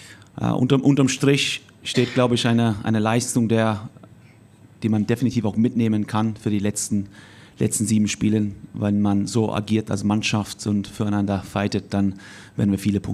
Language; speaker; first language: German; native; German